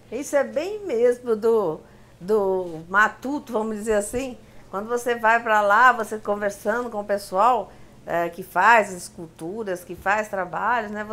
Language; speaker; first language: Portuguese; native; Portuguese